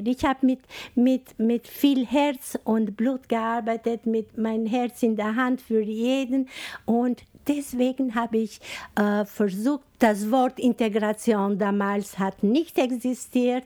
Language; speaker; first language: German; non-native, fluent; Albanian